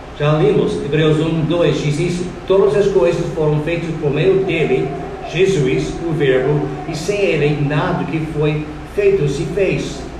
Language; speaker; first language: Portuguese; non-native, fluent; English